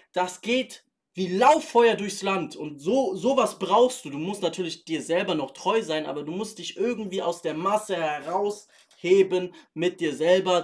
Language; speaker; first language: German; native; German